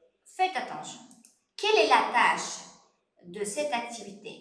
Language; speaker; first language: French; non-native, fluent; Uzbek